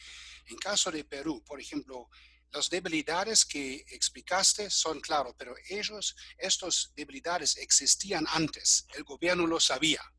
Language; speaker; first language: Spanish; non-native, fluent; German